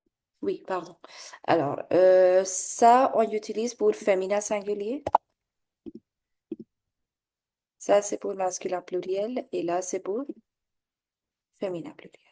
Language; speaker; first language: French; non-native, fluent; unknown